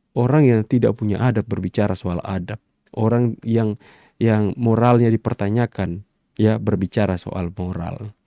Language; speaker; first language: Indonesian; native; Indonesian